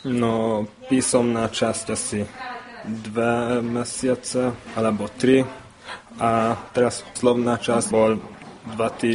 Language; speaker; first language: Slovak; non-native, local second language; Hungarian